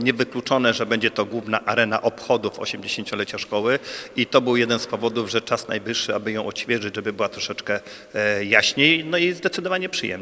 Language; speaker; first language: Polish; native; Polish